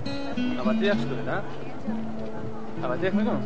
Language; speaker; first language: Hebrew; non-native, learner; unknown